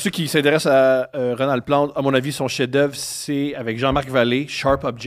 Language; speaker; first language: French; native; French